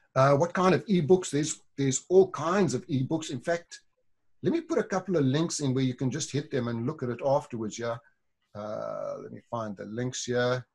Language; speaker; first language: English; native; English